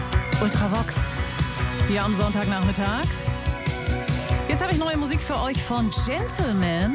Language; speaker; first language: German; native; German